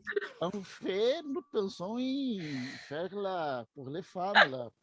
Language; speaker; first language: French; non-native, learner; Portuguese